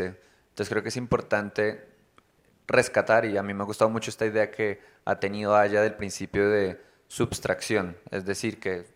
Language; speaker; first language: Spanish; native; Spanish